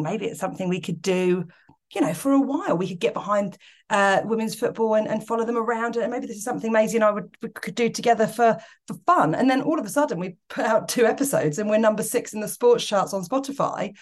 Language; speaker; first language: English; native; English